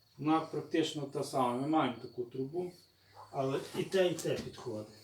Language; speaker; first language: Ukrainian; native; Ukrainian